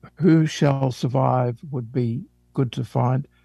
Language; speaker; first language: English; native; English